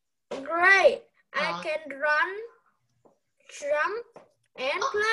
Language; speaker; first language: English; non-native, learner; Vietnamese